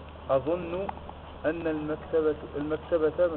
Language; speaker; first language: Arabic; non-native, learner; French